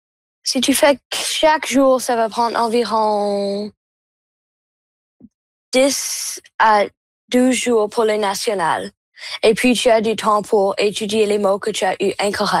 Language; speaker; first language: French; non-native, local second language; English